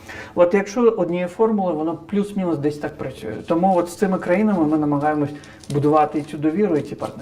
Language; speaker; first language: Ukrainian; non-native, fluent; Crimean Tatar